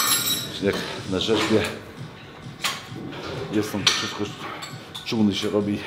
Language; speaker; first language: Polish; non-native, fluent; Lithuanian